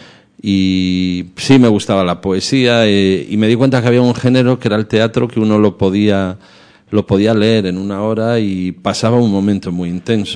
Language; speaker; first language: Spanish; native; Spanish